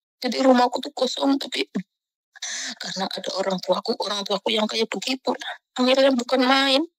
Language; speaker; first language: Indonesian; non-native, local second language; Javanese